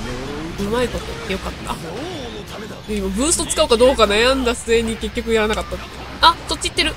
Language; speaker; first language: Japanese; native; Japanese